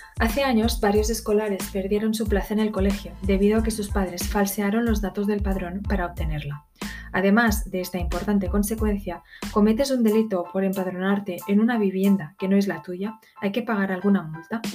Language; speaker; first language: Spanish; native; Spanish